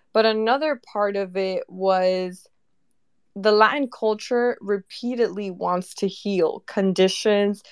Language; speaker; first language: English; early bilingual, other home language; Spanish